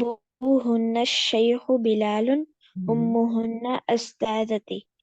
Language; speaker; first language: Arabic; non-native, learner; Urdu